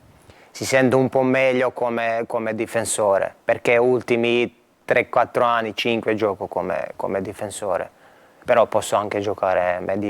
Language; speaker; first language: Italian; non-native, fluent; Croatian